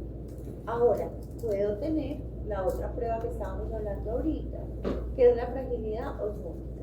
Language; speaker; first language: Spanish; native; Spanish